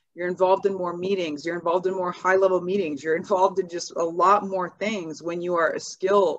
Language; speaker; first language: English; native; English